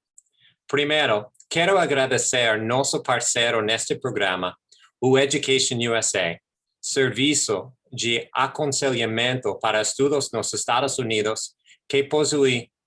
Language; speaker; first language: Portuguese; non-native, fluent; English